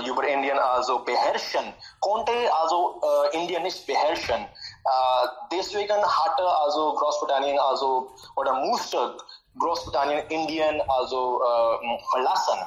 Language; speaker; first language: German; non-native, learner; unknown